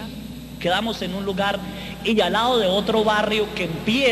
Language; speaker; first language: Spanish; native; Spanish